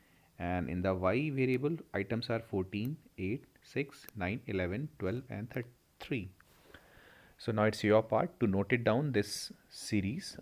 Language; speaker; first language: English; non-native, local second language; Hindi